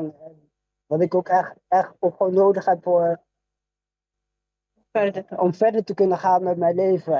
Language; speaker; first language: Dutch; early bilingual, other home language; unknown